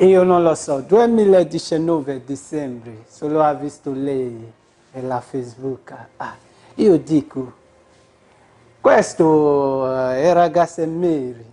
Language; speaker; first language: Italian; non-native, learner; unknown